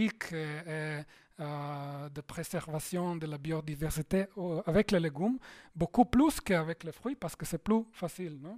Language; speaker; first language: French; non-native, fluent; Slovenian